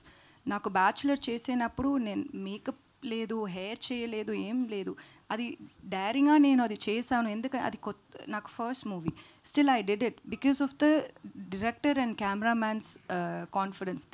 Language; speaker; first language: Telugu; non-native, learner; Tamil